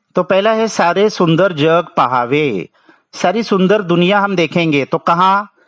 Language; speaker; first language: Hindi; non-native, local second language; Marathi